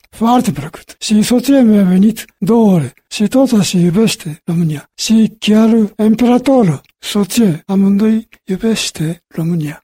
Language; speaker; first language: Romanian; non-native, learner; Japanese